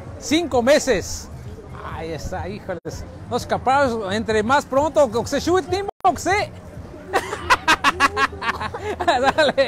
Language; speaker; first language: Spanish; native; Spanish